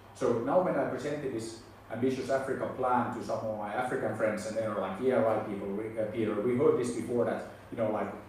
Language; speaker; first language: English; non-native, fluent; Finnish